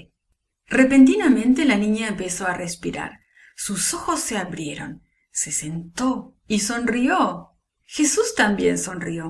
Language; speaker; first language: Spanish; native; Spanish